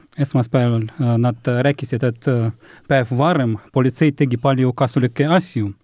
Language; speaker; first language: Estonian; non-native, local second language; Russian